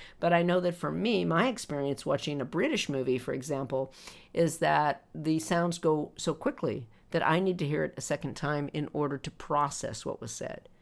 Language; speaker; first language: English; native; English